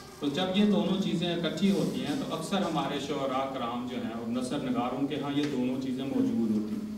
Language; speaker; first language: Urdu; non-native, local second language; Punjabi